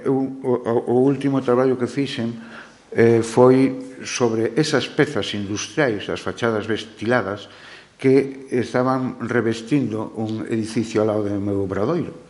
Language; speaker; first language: Galician; non-native, local second language; Spanish